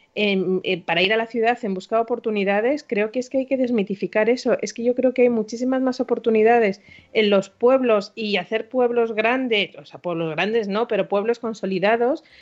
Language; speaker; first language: Spanish; native; Spanish